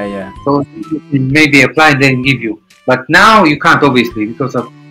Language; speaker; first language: English; non-native, fluent; Hebrew